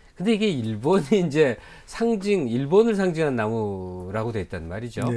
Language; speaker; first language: Korean; native; Korean